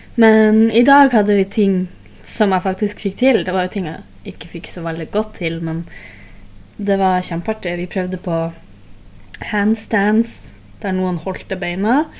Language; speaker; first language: Norwegian; native; Norwegian